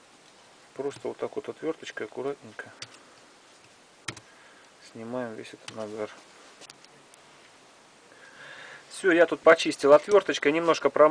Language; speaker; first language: Russian; native; Russian